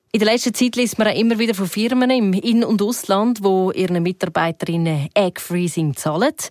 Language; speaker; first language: German; native; German